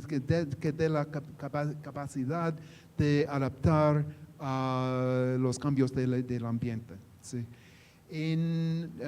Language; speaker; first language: Spanish; non-native, fluent; English